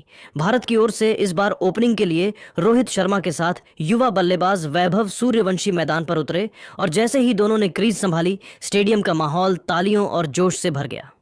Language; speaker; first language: Hindi; native; Hindi